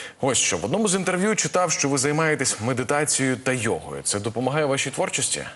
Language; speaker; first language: Ukrainian; native; Ukrainian